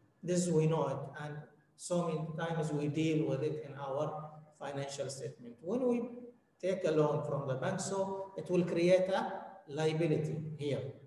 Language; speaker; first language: English; non-native, fluent; Arabic